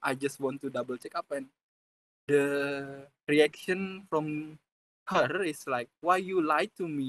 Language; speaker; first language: English; non-native, fluent; Indonesian